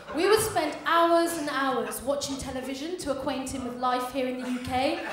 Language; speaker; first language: English; native; English